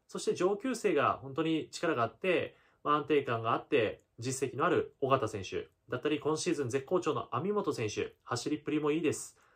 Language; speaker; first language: Japanese; native; Japanese